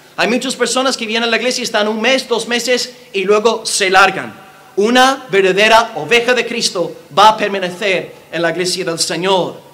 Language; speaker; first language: Spanish; non-native, fluent; English